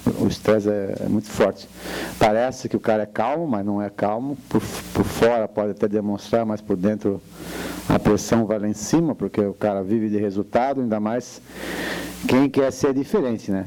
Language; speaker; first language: Portuguese; native; Portuguese